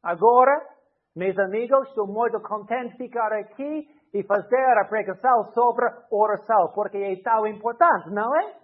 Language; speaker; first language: Portuguese; non-native, learner; English